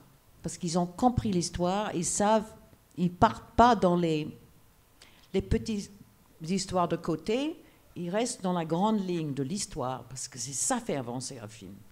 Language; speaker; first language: French; non-native, fluent; English